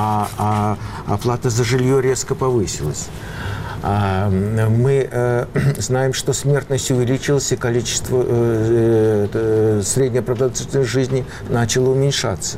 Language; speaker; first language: Russian; native; Russian